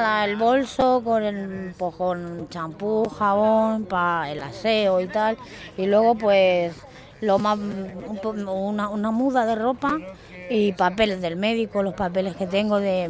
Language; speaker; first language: Spanish; native; Spanish